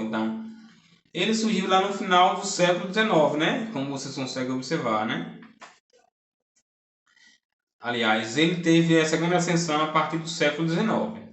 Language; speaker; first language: Portuguese; native; Portuguese